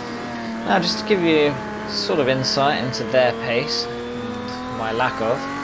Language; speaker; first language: English; native; English